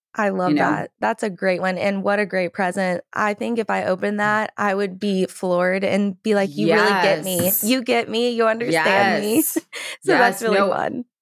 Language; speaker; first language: English; native; English